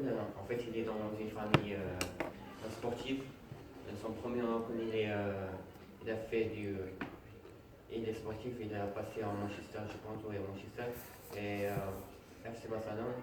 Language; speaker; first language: French; non-native, fluent; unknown